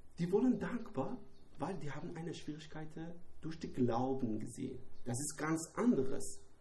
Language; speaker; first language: German; non-native, learner; Persian